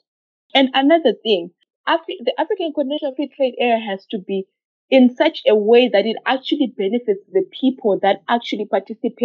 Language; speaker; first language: English; non-native, local second language; Shona